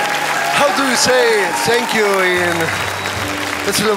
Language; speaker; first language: English; non-native, learner; Spanish